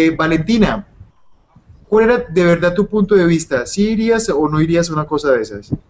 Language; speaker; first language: Spanish; native; Spanish